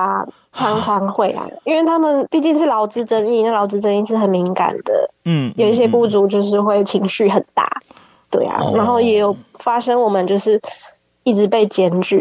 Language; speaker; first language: Chinese; native; Chinese